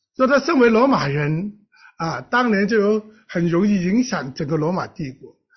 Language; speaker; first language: Chinese; non-native, local second language; Cantonese